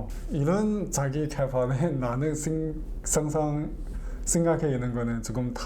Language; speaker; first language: Korean; non-native, learner; Chinese